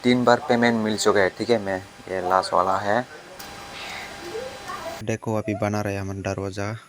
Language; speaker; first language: Hindi; non-native, local second language; Kok Borok